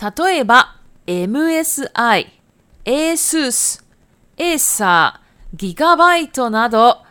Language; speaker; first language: Japanese; non-native, fluent; Chinese